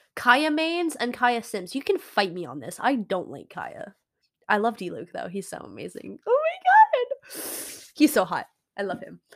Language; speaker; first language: English; native; English